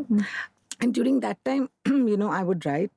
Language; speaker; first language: English; non-native, local second language; Hindi